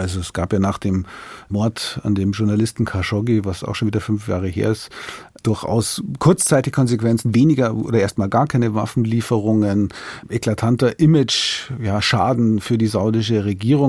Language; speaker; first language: German; native; German